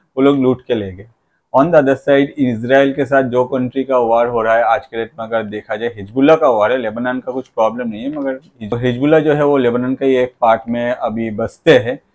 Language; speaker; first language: Hindi; non-native, local second language; Bangla